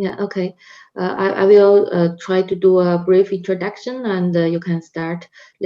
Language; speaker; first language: English; non-native, local second language; Chinese